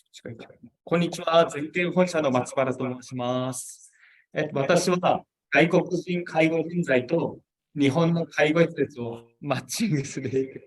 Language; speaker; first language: Japanese; native; Japanese